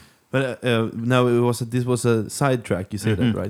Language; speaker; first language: English; non-native, fluent; Swedish